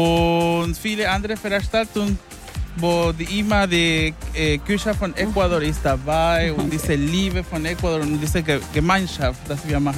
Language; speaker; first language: German; non-native, fluent; Spanish